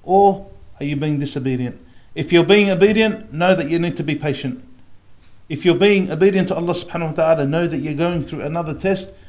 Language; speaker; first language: English; native; English